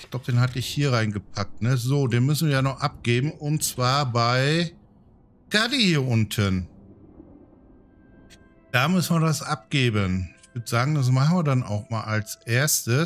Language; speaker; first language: German; native; German